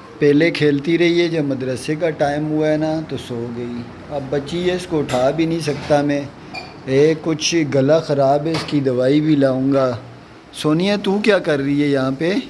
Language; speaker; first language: Urdu; non-native, local second language; Punjabi